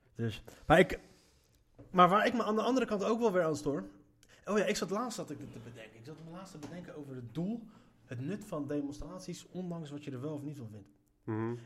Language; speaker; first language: Dutch; early bilingual, other home language; Arabic